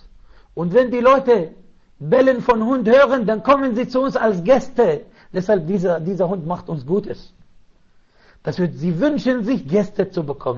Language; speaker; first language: German; non-native, fluent; Arabic